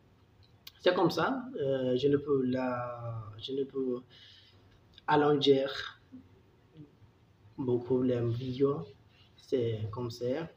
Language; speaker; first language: French; non-native, learner; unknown